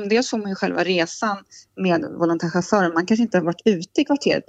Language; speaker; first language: Swedish; native; Swedish